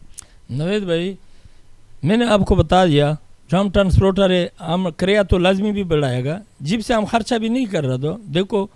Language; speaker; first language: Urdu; non-native, local second language; Pashto